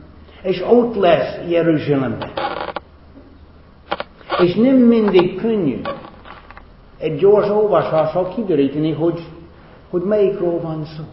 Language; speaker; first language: Hungarian; non-native, fluent; English